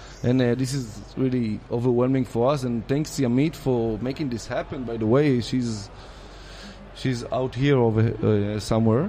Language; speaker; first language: English; non-native, fluent; Hebrew